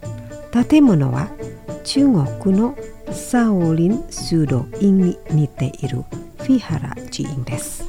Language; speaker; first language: Japanese; non-native, fluent; Indonesian